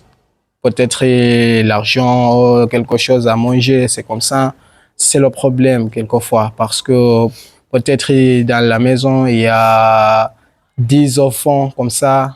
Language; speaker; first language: French; non-native, learner; Swahili